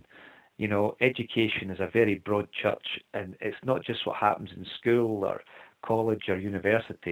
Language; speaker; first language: English; native; English